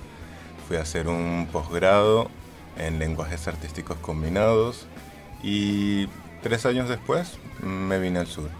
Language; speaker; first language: Spanish; native; Spanish